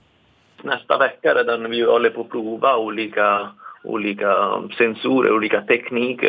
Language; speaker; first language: Swedish; non-native, fluent; Italian